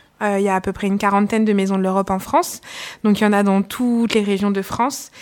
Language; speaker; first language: French; native; French